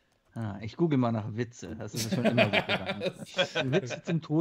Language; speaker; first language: German; native; German